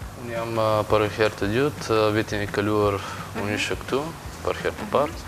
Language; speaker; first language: Albanian; non-native, learner; Bulgarian